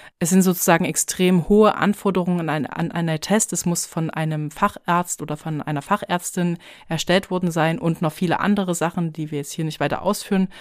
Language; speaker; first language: German; native; German